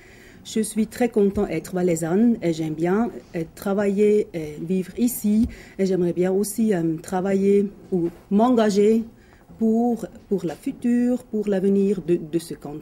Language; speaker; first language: French; non-native, local second language; German